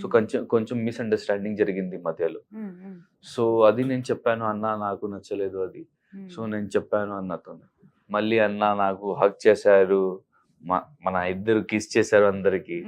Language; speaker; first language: Telugu; non-native, learner; Hindi